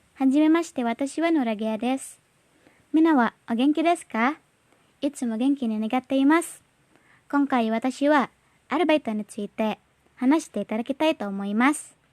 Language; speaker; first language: Japanese; non-native, learner; Indonesian